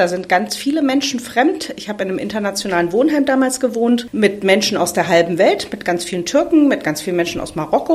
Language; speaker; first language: German; native; German